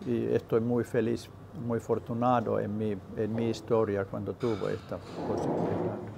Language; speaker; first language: Spanish; non-native, learner; Finnish